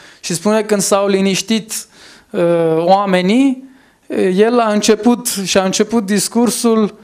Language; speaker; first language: Romanian; non-native, fluent; Armenian